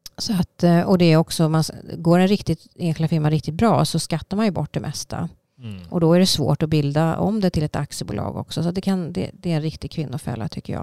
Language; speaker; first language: Swedish; native; Swedish